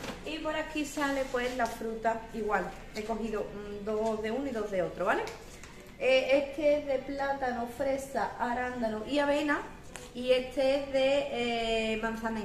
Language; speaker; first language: Spanish; native; Spanish